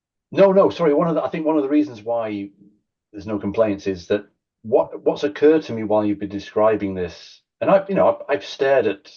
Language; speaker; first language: English; native; English